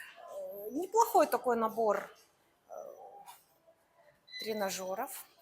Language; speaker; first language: Russian; native; Russian